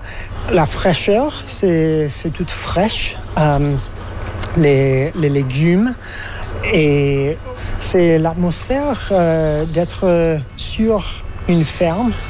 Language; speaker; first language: French; non-native, fluent; English